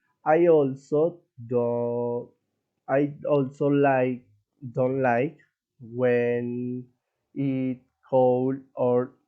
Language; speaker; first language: English; non-native, learner; Spanish